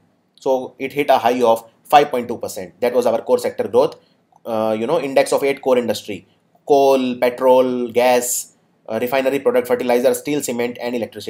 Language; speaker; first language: English; non-native, local second language; Hindi